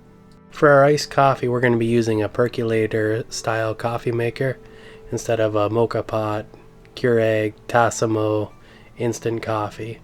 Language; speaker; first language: English; native; English